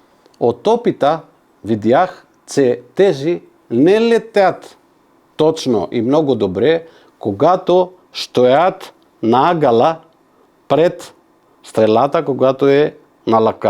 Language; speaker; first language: Bulgarian; non-native, fluent; Macedonian